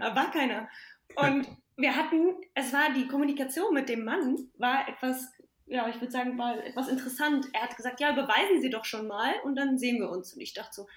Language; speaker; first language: German; native; German